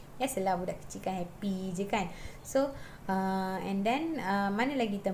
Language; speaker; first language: English; non-native, local second language; Malay